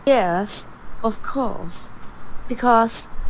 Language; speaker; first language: English; non-native, learner; Chinese